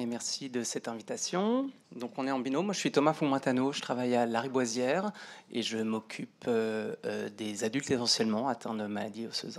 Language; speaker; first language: French; native; French